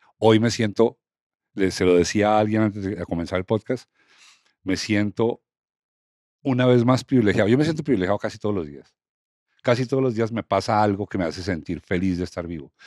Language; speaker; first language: Spanish; native; Spanish